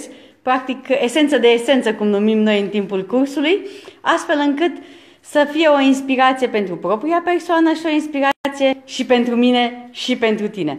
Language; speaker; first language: Romanian; native; Romanian